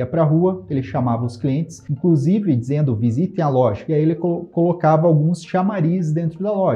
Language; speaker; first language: Portuguese; native; Portuguese